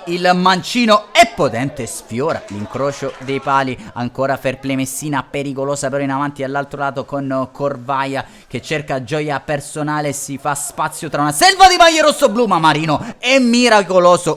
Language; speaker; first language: Italian; native; Italian